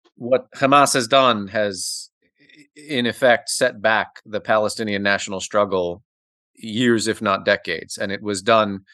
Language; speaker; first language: English; native; English